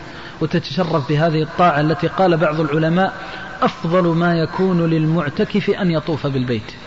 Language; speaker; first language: Arabic; native; Arabic